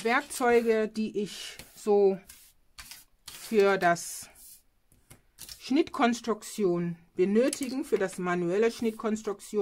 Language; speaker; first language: German; non-native, fluent; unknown